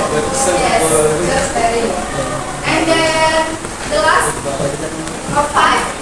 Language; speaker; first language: English; non-native, fluent; Indonesian